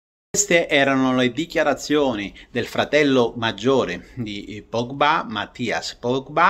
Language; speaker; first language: Italian; native; Italian